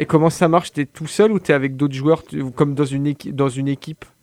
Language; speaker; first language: French; native; French